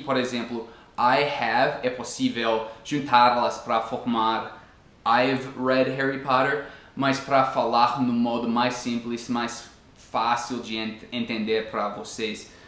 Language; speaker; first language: Portuguese; non-native, fluent; English